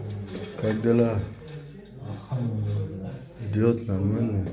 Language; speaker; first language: Russian; non-native, learner; Uzbek